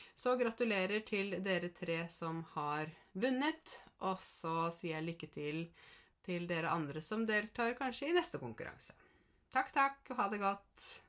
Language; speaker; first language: Norwegian; native; Norwegian